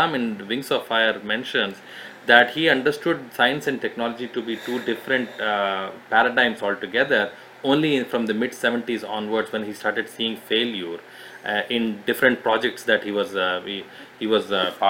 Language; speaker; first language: English; non-native, local second language; Telugu